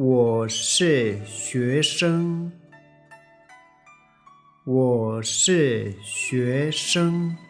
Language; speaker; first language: Chinese; non-native, fluent; Tibetan